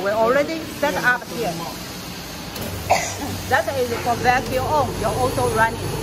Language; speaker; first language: English; non-native, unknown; Chinese